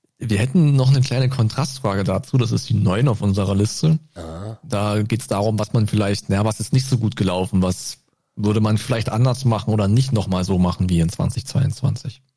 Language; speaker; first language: German; native; German